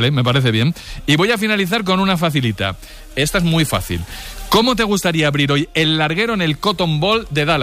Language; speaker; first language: Spanish; native; Spanish